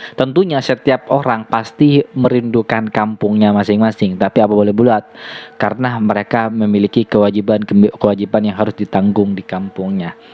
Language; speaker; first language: Indonesian; native; Indonesian